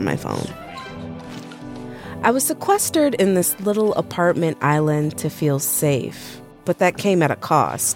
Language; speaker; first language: English; native; English